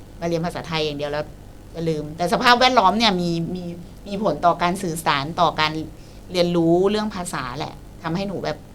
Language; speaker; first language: Thai; native; Thai